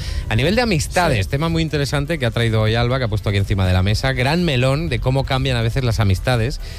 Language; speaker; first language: Spanish; native; Spanish